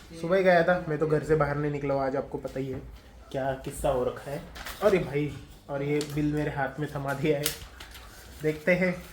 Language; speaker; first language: Hindi; non-native, local second language; Marathi